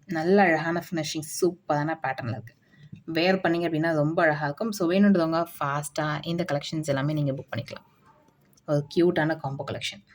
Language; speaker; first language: Tamil; native; Tamil